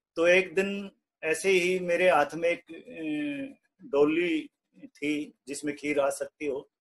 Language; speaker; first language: Hindi; native; Hindi